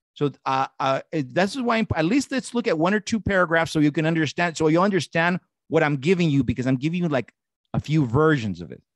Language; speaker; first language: English; non-native, fluent; Spanish